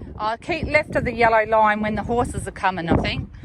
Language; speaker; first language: English; native; English